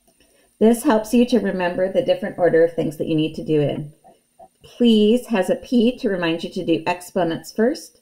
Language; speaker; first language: English; native; English